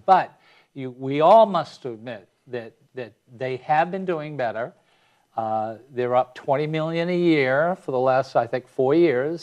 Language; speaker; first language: English; native; English